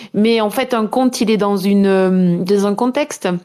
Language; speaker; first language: French; native; French